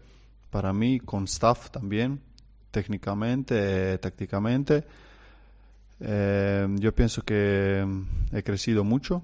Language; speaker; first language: Spanish; non-native, learner; Croatian